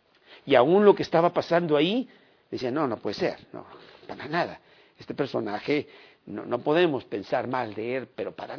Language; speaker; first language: Spanish; native; Spanish